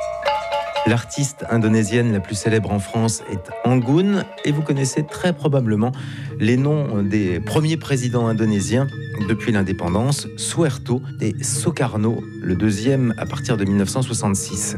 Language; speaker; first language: French; native; French